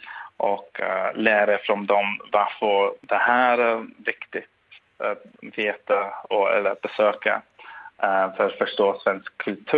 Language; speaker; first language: Swedish; non-native, fluent; English